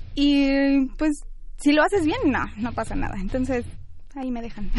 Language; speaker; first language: Spanish; native; Spanish